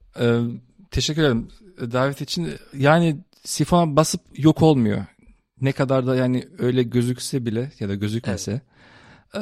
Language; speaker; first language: Turkish; early bilingual, heritage; Turkish